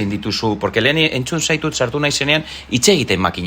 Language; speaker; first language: Basque; native; Basque